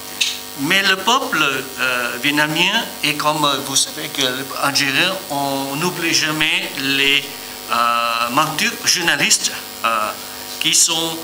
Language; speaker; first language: French; non-native, learner; Vietnamese